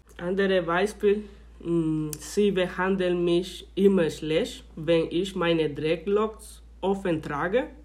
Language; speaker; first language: German; non-native, learner; Spanish